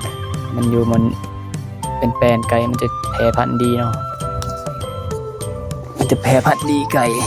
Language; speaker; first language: Thai; non-native, local second language; Northeastern Thai